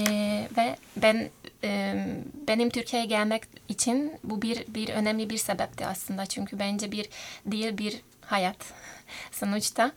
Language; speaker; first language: Turkish; non-native, fluent; Hungarian